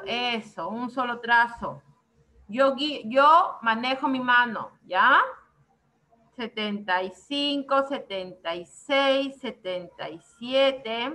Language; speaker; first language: Spanish; native; Spanish